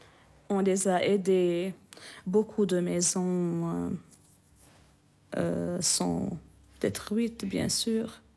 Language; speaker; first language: French; non-native, local second language; Arabic